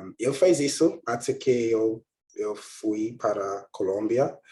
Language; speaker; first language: Portuguese; non-native, learner; English